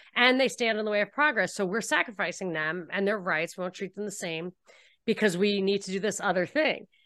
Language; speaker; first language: English; native; English